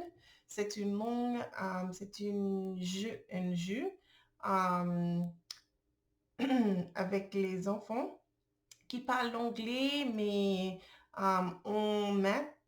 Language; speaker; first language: French; non-native, learner; English